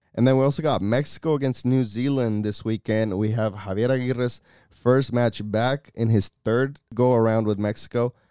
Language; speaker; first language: English; early bilingual, other home language; Spanish